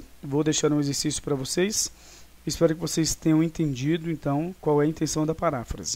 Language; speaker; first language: Portuguese; native; Portuguese